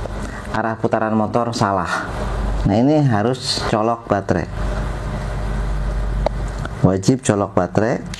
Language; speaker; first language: Indonesian; native; Indonesian